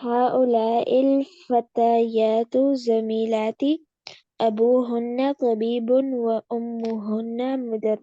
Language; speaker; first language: Arabic; non-native, learner; Urdu